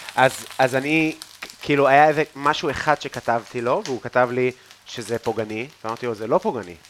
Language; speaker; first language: Hebrew; native; Hebrew